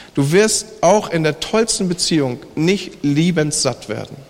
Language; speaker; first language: German; native; German